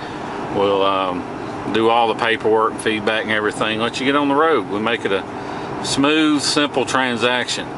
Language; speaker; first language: English; native; English